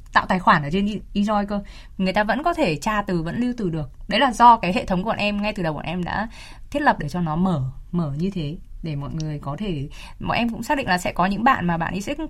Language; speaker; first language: Vietnamese; native; Vietnamese